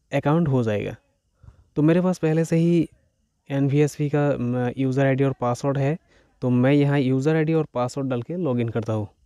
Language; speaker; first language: Hindi; non-native, local second language; Bangla